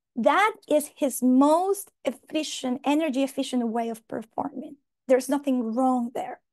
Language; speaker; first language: English; non-native, fluent; Spanish